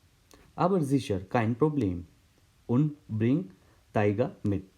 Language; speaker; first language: German; non-native, learner; Hindi